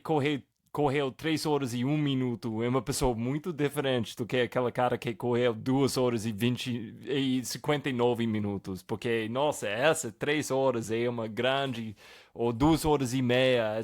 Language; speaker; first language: Portuguese; non-native, fluent; English